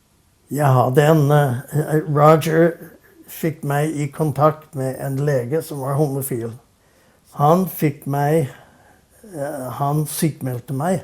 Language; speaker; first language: Norwegian; non-native, fluent; English